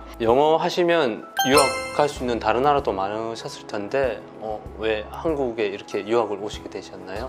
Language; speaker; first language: Korean; native; Korean